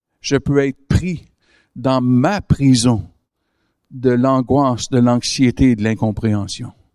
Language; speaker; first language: French; native; French